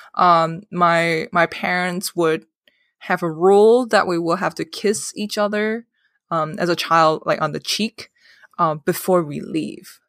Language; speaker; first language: English; non-native, local second language; Cantonese